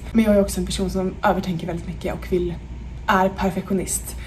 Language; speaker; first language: Swedish; native; Swedish